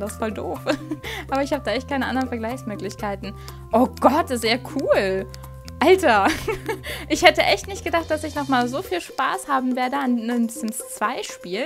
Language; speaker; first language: German; native; German